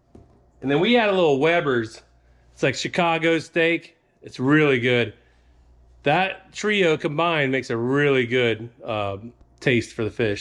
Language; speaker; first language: English; native; English